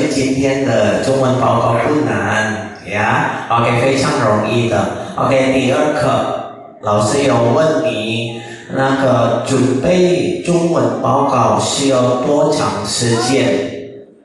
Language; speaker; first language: Chinese; non-native, fluent; Indonesian